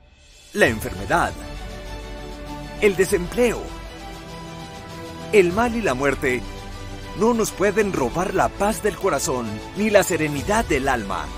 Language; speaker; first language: Spanish; native; Spanish